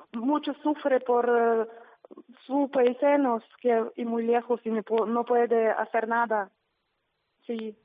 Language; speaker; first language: Spanish; non-native, learner; Ukrainian